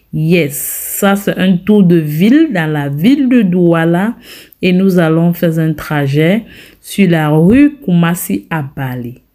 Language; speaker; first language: French; non-native, local second language; English